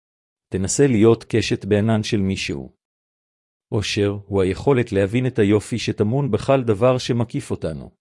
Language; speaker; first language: Hebrew; native; Hebrew